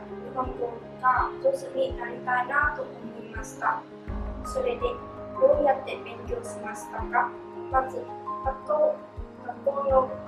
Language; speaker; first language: Japanese; non-native, learner; Vietnamese